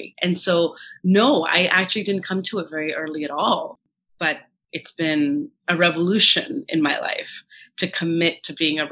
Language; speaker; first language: English; early bilingual, other home language; Telugu